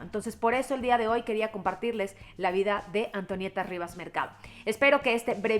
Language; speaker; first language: Spanish; native; Spanish